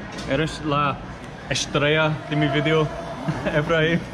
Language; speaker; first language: Spanish; non-native, learner; English